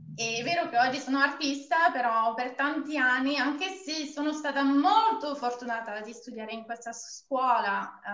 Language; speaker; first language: Italian; non-native, fluent; French